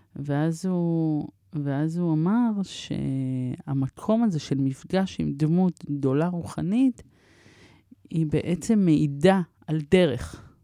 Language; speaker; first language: Hebrew; early bilingual, other home language; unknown